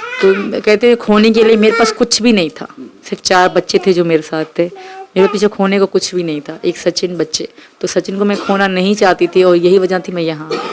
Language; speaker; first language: Urdu; non-native, local second language; Sindhi